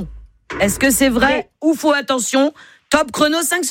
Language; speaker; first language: French; native; French